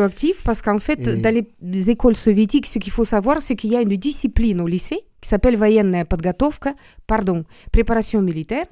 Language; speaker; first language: French; non-native, fluent; Romanian